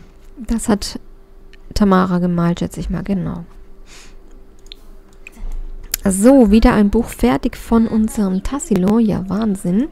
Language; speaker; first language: German; native; German